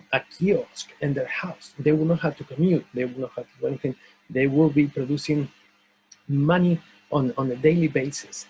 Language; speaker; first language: English; non-native, fluent; Spanish